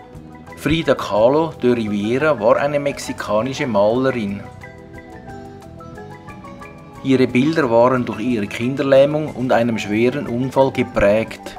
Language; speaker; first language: German; native; German